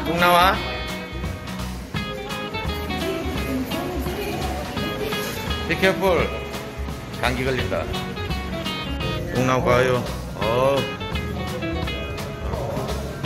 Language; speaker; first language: Korean; native; Korean